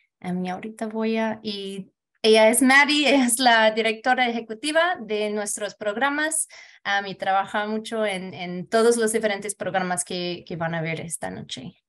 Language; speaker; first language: Spanish; early bilingual, heritage; Spanish